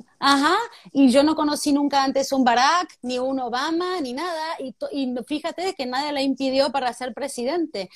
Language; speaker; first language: Spanish; native; Spanish